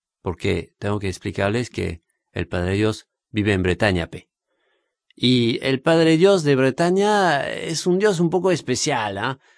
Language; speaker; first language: Spanish; non-native, fluent; French